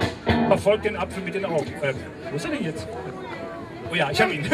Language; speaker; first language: German; native; German